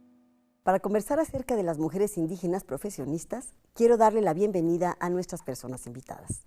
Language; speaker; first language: Spanish; native; Spanish